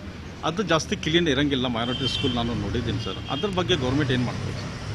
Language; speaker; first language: Kannada; non-native, local second language; Urdu